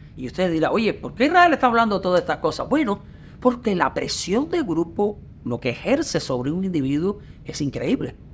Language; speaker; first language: Spanish; native; Spanish